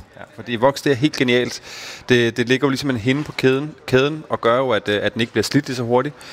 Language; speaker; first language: Danish; native; Danish